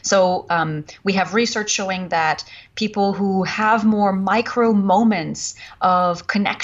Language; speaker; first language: English; non-native, fluent; French